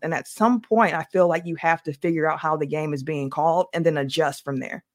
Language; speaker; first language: English; native; English